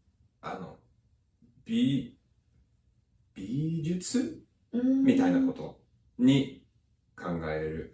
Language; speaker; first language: Japanese; non-native, learner; English